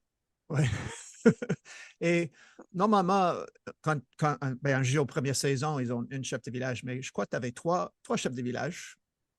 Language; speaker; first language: French; non-native, fluent; English